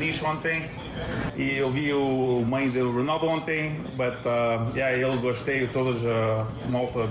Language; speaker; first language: Portuguese; early bilingual, heritage; English